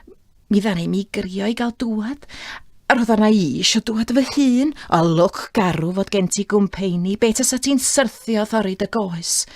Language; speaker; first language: Welsh; native; Welsh